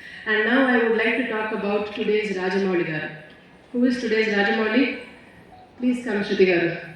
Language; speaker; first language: English; non-native, local second language; Telugu